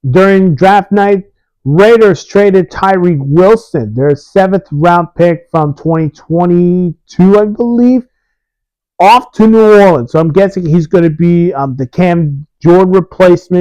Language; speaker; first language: English; early bilingual, other home language; Spanish